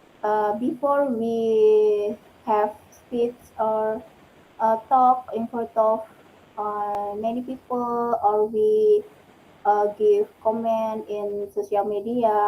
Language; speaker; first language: English; non-native, learner; Indonesian